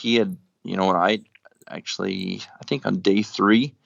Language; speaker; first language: English; native; English